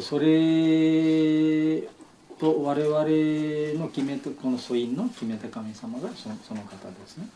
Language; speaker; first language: Japanese; non-native, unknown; Bangla